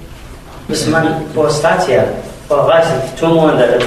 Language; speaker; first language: Danish; non-native, learner; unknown